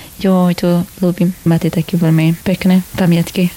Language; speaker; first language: Slovak; non-native, learner; Persian